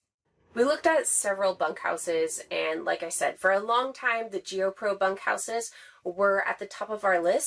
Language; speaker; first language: English; native; English